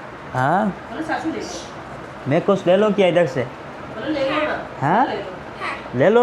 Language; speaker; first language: Hindi; non-native, learner; Bangla